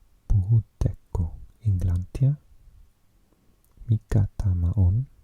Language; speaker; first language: Finnish; non-native, learner; English